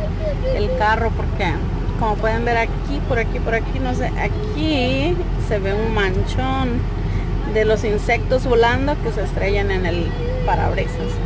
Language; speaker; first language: Spanish; native; Spanish